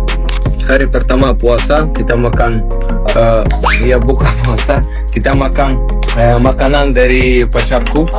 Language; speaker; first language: Indonesian; non-native, learner; Japanese